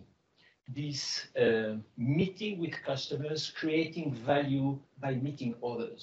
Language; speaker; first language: English; non-native, fluent; Arabic